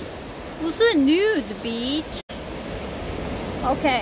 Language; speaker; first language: Chinese; non-native, learner; Korean